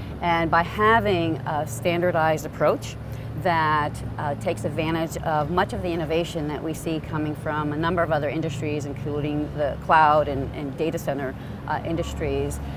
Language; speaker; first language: English; native; English